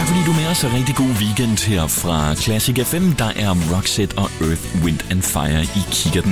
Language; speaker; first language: Danish; native; Danish